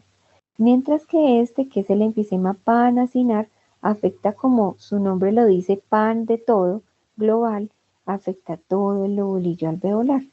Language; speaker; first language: Spanish; native; Spanish